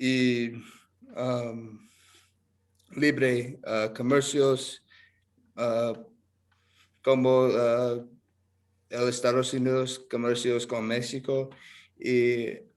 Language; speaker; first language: Spanish; non-native, learner; English